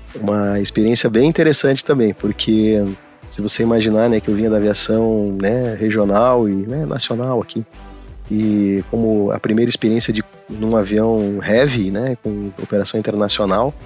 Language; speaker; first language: Portuguese; native; Portuguese